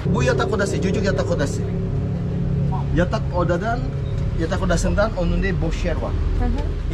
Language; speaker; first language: Turkish; non-native, learner; Indonesian